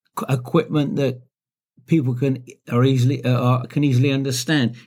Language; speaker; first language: English; native; English